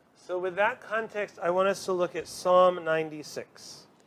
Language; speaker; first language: English; native; English